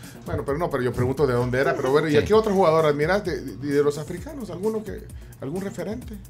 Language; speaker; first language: Spanish; native; Spanish